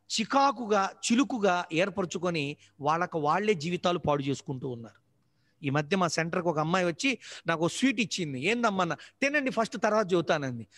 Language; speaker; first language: Telugu; native; Telugu